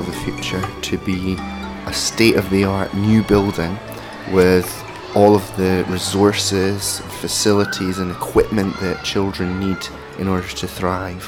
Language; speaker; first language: English; native; English